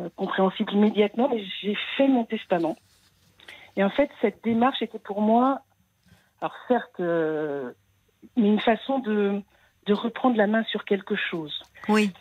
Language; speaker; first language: French; native; French